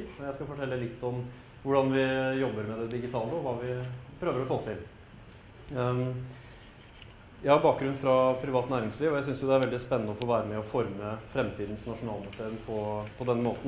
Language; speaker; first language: Norwegian; native; Norwegian